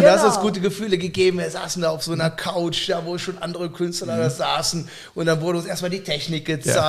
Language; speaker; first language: German; native; German